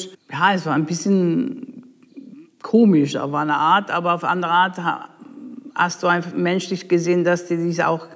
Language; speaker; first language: German; non-native, fluent; English